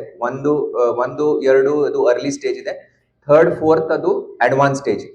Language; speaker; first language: Kannada; non-native, learner; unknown